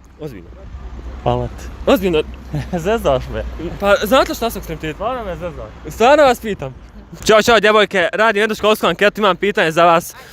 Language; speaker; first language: Bosnian; native; Bosnian